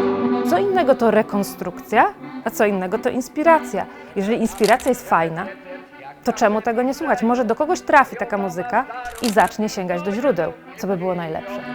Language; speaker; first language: Polish; native; Polish